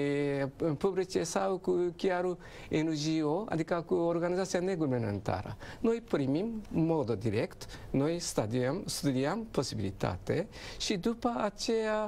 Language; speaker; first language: Romanian; non-native, learner; Japanese